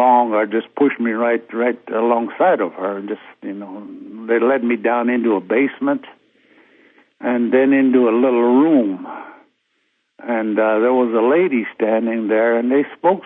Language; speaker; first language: English; early bilingual, other home language; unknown